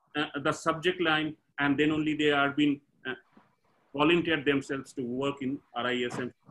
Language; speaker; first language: English; non-native, local second language; Bangla